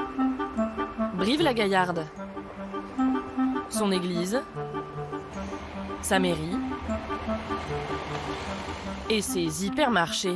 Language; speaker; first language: French; native; French